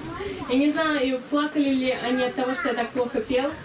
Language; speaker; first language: Russian; native; Russian